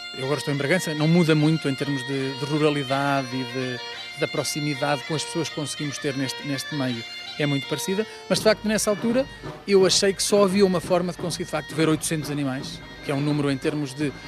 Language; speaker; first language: Portuguese; native; Portuguese